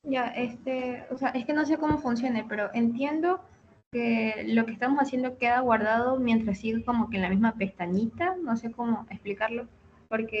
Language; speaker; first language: Spanish; native; Spanish